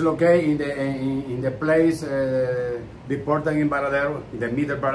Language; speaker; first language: English; non-native, learner; Spanish